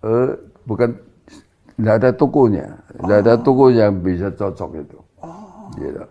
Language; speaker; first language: Indonesian; non-native, local second language; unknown